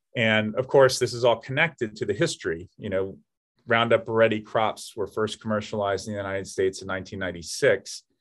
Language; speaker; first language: English; native; English